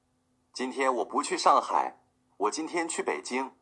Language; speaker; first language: Chinese; non-native, learner; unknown